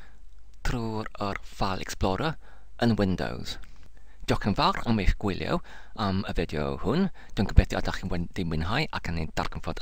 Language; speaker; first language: Welsh; non-native, learner; English